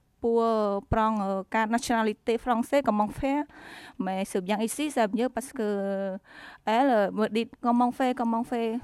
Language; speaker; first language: French; non-native, learner; Vietnamese